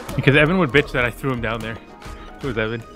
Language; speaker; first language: English; native; English